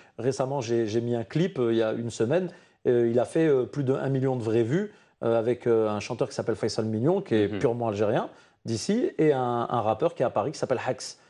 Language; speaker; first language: French; non-native, local second language; Arabic